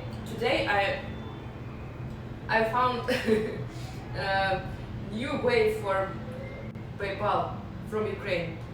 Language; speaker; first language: English; non-native, learner; Russian